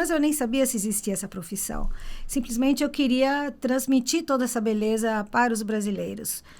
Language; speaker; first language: Portuguese; early bilingual, other home language; Italian